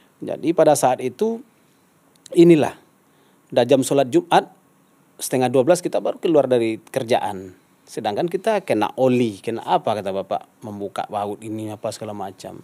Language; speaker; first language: Indonesian; non-native, local second language; Minangkabau